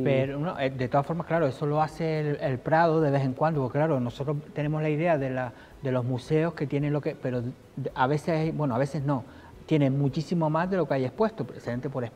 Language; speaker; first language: Spanish; native; Spanish